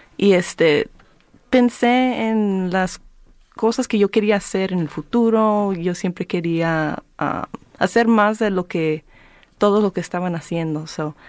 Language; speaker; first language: Spanish; early bilingual, heritage; Spanish